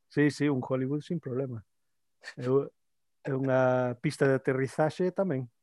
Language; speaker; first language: Galician; early bilingual, heritage; Galician